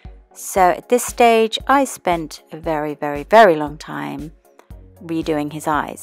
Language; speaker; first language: English; native; English